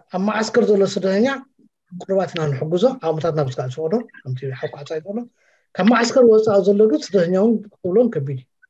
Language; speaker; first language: Tigrinya; native; Tigrinya